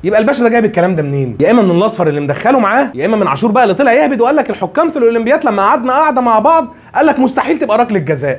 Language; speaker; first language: Arabic; native; Arabic